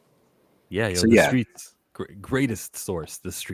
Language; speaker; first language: English; native; English